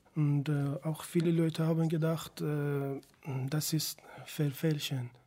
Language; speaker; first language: German; non-native, learner; Persian